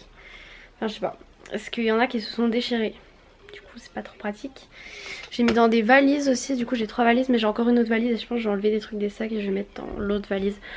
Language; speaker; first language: French; native; French